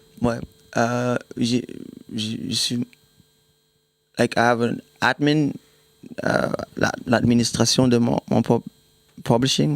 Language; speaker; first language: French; non-native, fluent; German